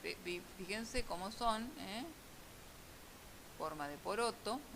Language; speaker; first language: Spanish; native; Spanish